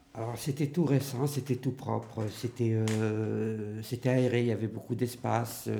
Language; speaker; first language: French; native; French